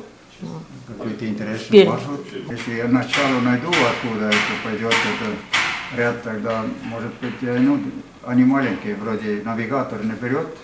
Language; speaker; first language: Russian; non-native, fluent; Estonian